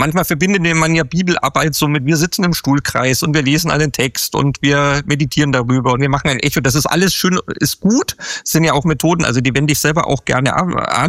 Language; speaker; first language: German; native; German